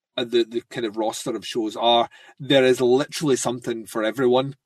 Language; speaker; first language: English; native; English